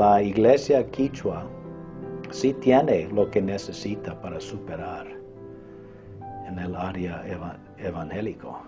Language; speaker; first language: Spanish; non-native, fluent; English